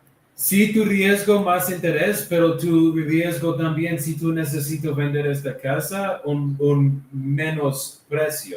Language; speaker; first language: Spanish; non-native, learner; English